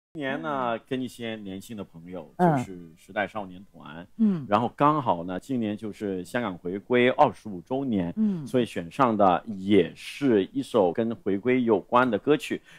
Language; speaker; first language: Chinese; non-native, local second language; Cantonese